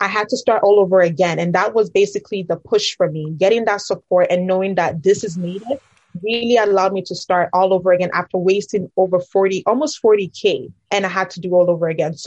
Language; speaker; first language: English; non-native, local second language; Akan